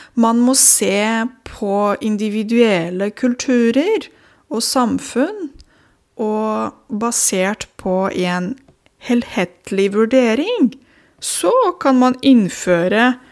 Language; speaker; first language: Norwegian; non-native, fluent; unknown